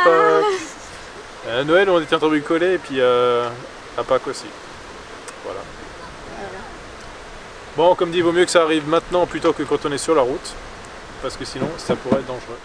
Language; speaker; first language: French; native; French